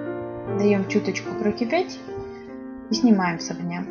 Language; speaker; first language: Russian; native; Russian